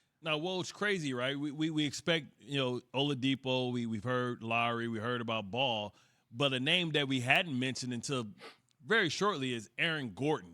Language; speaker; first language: English; native; English